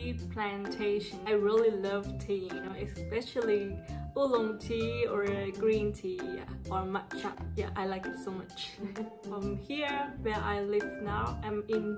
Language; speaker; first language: English; non-native, fluent; Thai